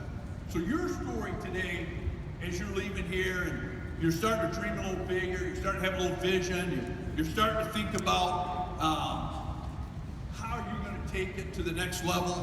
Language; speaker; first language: English; native; English